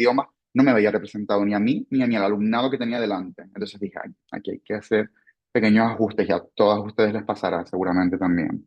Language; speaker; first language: Spanish; native; Spanish